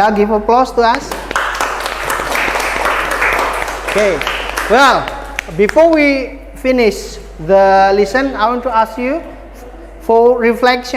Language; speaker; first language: English; non-native, fluent; Indonesian